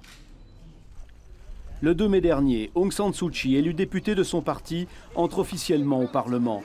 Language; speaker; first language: French; native; French